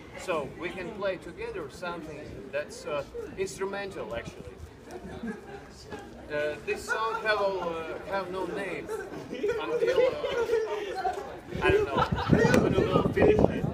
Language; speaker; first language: English; non-native, learner; Latvian